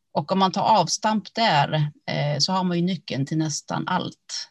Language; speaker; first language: Swedish; early bilingual, other home language; Finnish